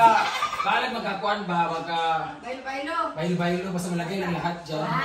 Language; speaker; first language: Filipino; non-native, local second language; Cebuano